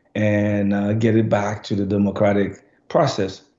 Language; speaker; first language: English; non-native, fluent; Haitian Creole